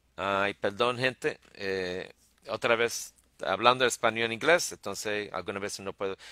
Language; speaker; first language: Spanish; early bilingual, heritage; Spanish